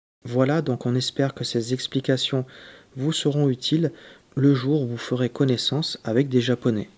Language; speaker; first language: French; native; French